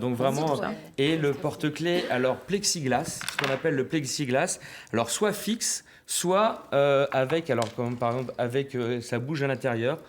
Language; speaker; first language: French; native; French